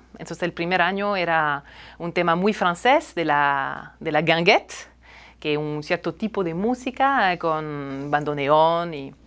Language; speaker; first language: Spanish; non-native, fluent; French